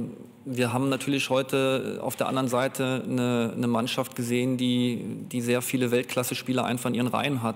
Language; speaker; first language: German; native; German